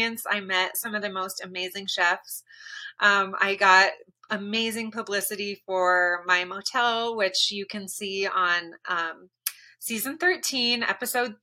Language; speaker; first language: English; native; English